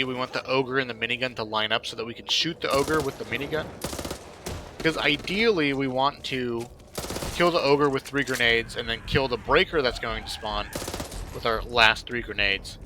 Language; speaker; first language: English; native; English